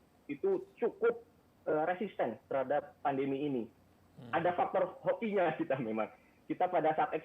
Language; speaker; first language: Indonesian; native; Indonesian